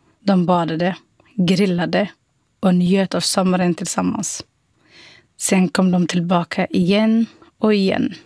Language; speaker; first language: Swedish; non-native, fluent; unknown